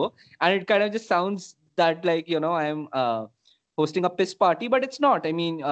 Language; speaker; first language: English; non-native, local second language; Hindi